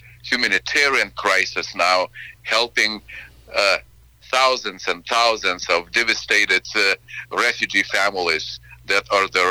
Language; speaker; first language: English; non-native, fluent; Ukrainian